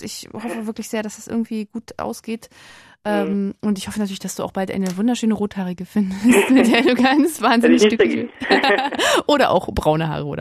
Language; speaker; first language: German; native; German